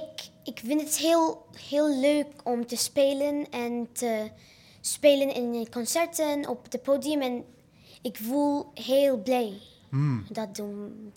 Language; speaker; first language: Dutch; non-native, learner; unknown